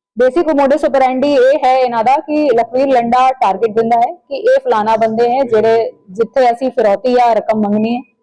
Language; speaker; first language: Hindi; non-native, local second language; Punjabi